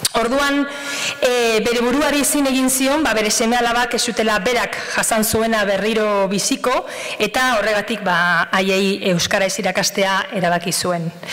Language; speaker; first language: Basque; non-native, local second language; Spanish